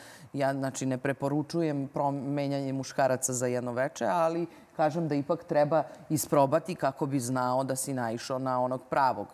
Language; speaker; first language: Serbian; native; Serbian